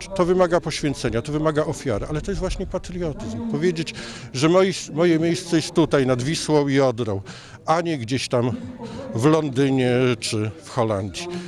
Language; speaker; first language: Polish; native; Polish